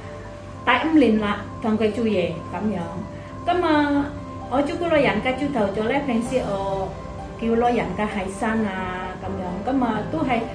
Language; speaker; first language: Cantonese; non-native, fluent; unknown